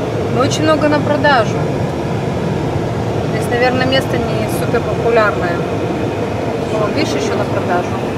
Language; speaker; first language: Russian; native; Russian